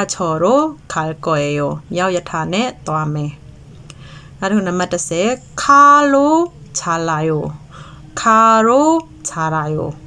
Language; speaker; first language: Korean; non-native, fluent; Burmese